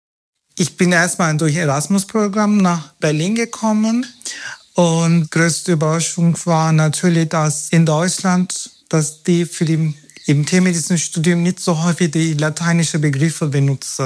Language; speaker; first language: German; non-native, fluent; Turkish